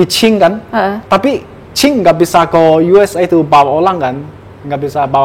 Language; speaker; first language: Indonesian; non-native, learner; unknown